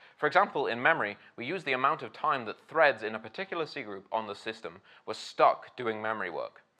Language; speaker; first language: English; native; English